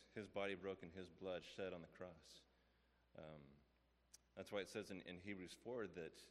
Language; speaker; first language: English; native; English